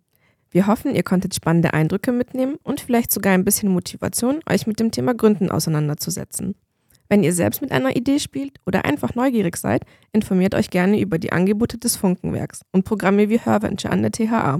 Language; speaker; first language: German; native; German